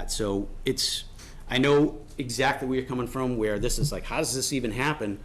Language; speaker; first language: English; native; English